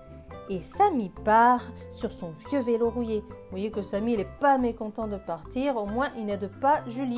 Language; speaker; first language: French; native; French